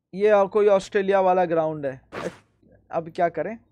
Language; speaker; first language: Hindi; non-native, local second language; Bangla